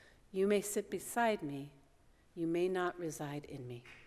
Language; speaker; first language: English; native; English